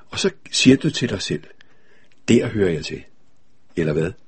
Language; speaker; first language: Danish; native; Danish